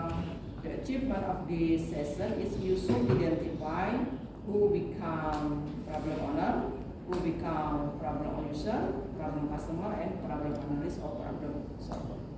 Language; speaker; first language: English; non-native, learner; Indonesian